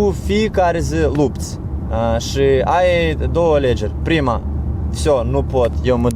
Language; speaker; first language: Romanian; non-native, learner; Ukrainian